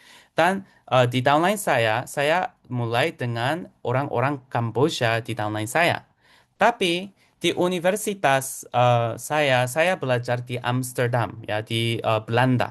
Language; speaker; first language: Indonesian; non-native, fluent; Korean